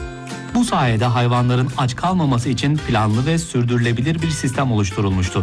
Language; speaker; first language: Turkish; native; Turkish